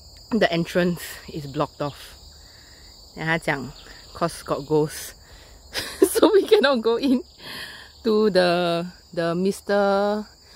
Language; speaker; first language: English; non-native, local second language; Chinese